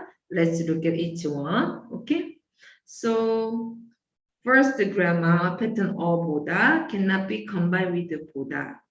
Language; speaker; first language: English; non-native, fluent; Korean